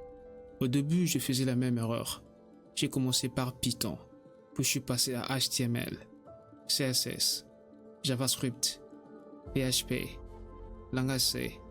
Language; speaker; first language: French; native; French